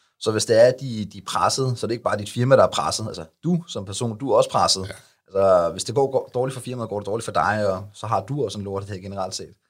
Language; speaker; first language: Danish; early bilingual, other home language; Arabic